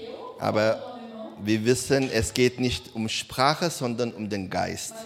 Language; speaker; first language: German; non-native, learner; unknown